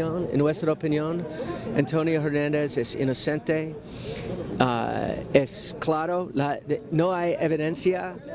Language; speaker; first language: Spanish; non-native, learner; English